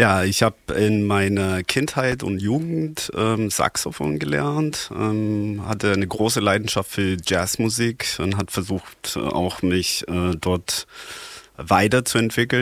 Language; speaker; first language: German; non-native, fluent; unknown